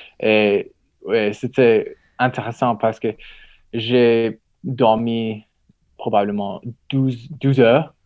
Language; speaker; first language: French; non-native, learner; English